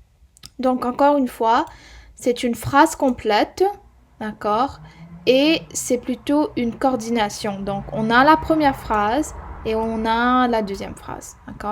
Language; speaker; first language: French; non-native, fluent; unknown